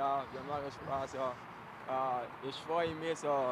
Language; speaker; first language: German; non-native, learner; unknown